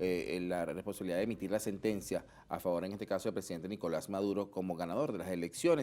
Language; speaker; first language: Spanish; native; Spanish